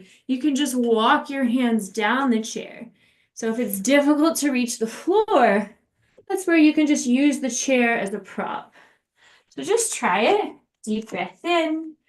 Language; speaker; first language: English; native; English